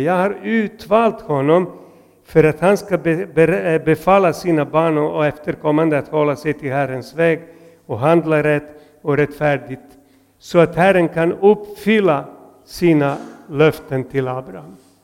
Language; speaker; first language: Swedish; non-native, fluent; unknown